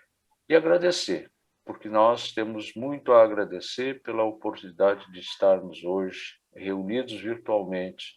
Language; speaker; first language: Portuguese; native; Portuguese